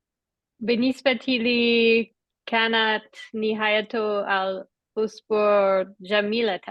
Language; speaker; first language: Arabic; non-native, learner; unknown